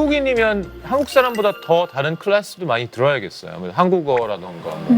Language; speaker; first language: Korean; native; Korean